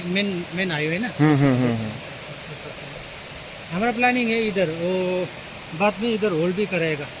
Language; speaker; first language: Hindi; non-native, local second language; Nepali